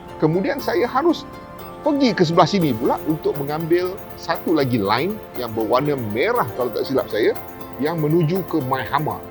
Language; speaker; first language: Malay; native; Malay